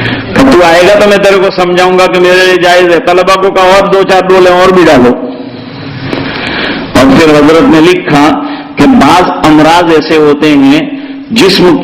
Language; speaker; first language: Urdu; native; Urdu